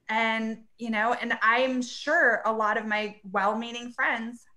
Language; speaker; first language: English; native; English